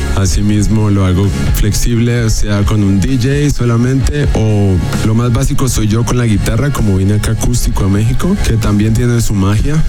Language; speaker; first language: Spanish; native; Spanish